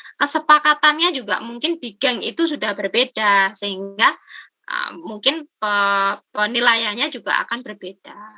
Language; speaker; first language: Indonesian; non-native, local second language; Javanese